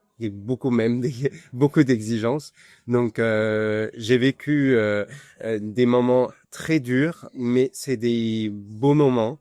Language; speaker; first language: French; non-native, fluent; Arabic